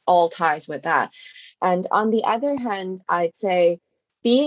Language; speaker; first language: English; non-native, local second language; Cantonese